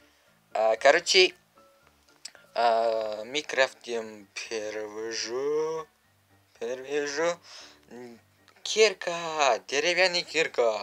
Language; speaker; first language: Russian; non-native, learner; Uzbek